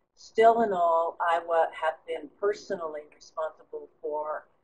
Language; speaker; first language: English; native; English